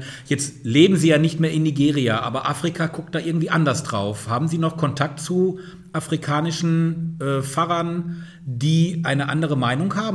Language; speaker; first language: German; native; German